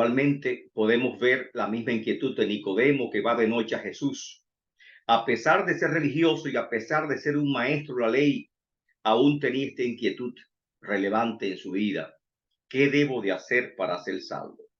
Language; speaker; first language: Spanish; native; Spanish